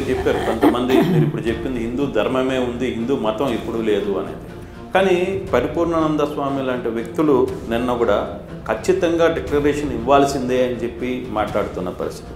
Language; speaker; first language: Telugu; native; Telugu